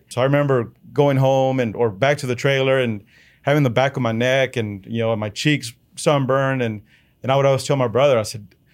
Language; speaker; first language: English; early bilingual, other home language; Spanish